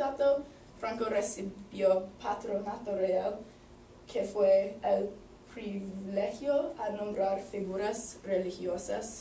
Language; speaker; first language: Spanish; non-native, learner; English